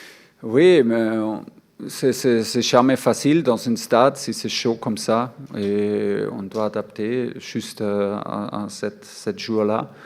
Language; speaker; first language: French; non-native, fluent; German